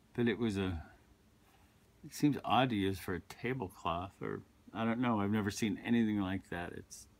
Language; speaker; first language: English; native; English